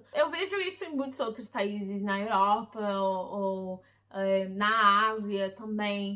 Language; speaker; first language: Portuguese; early bilingual, heritage; English